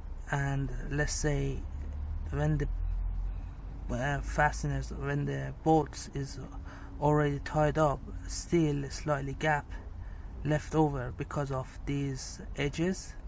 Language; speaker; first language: English; non-native, fluent; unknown